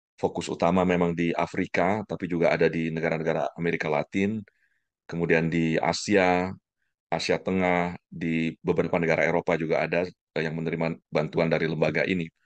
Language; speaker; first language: Indonesian; native; Indonesian